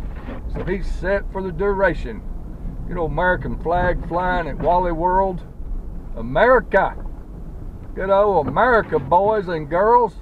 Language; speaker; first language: English; native; English